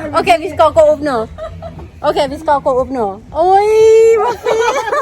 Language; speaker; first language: Swedish; non-native, learner; Thai